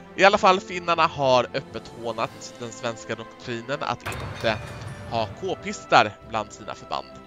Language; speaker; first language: Swedish; native; Swedish